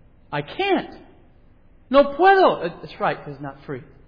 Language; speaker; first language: English; native; English